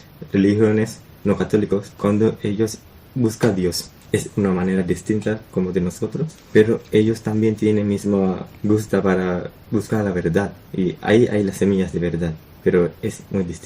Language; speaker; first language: Spanish; non-native, learner; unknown